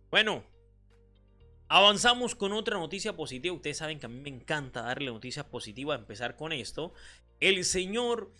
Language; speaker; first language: Spanish; native; Spanish